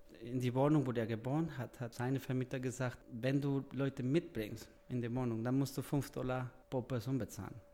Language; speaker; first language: German; non-native, fluent; Spanish